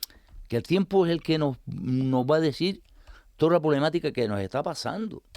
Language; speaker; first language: Spanish; native; Spanish